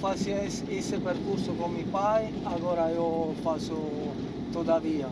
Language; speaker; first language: Portuguese; non-native, learner; Italian